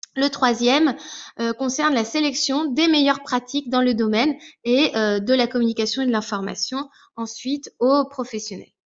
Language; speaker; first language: French; native; French